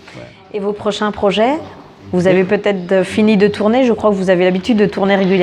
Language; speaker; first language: French; native; French